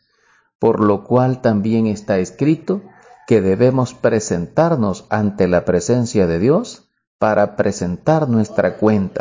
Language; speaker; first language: Spanish; native; Spanish